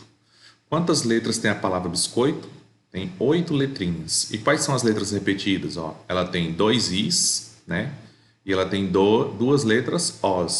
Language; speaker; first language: Portuguese; native; Portuguese